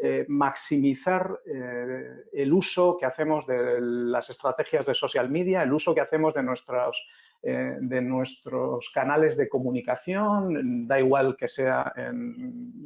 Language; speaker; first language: Spanish; native; Spanish